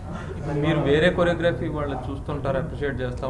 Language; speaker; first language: Telugu; native; Telugu